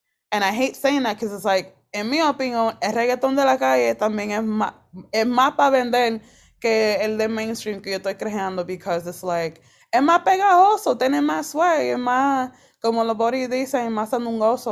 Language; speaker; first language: Spanish; early bilingual, heritage; Spanish